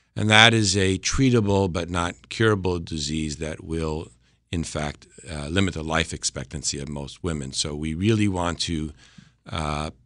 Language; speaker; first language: English; native; English